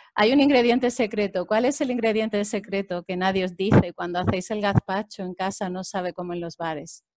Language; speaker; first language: Spanish; native; Spanish